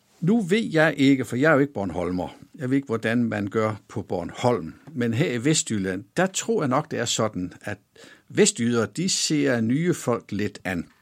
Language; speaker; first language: Danish; native; Danish